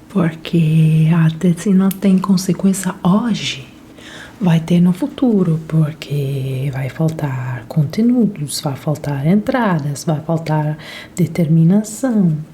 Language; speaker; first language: Portuguese; non-native, fluent; Italian